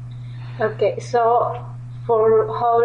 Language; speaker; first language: English; non-native, learner; Spanish